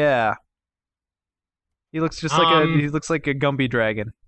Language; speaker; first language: English; native; English